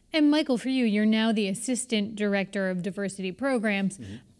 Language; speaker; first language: English; native; English